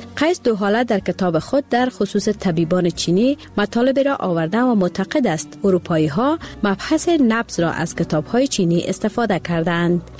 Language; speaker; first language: Persian; native; Persian